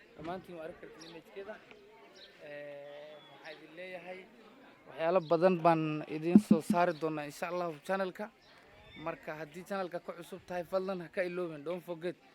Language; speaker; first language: Somali; native; Somali